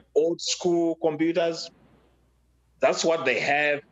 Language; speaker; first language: English; non-native, local second language; Shona